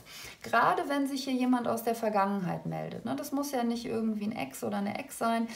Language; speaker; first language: German; native; German